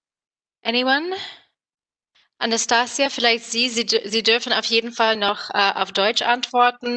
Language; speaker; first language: German; non-native, fluent; English